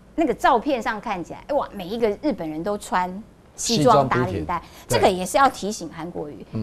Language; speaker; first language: Chinese; native; Chinese